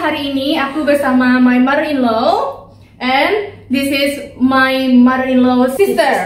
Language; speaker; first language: English; non-native, learner; Indonesian